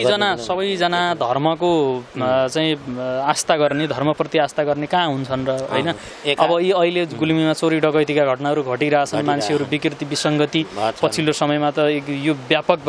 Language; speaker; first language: Nepali; native; Nepali